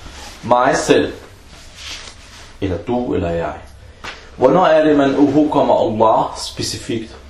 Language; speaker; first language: Danish; early bilingual, other home language; Arabic